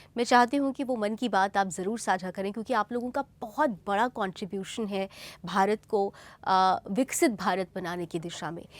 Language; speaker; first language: Hindi; native; Hindi